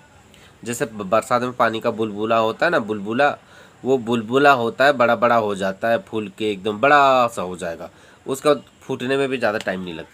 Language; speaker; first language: Hindi; native; Hindi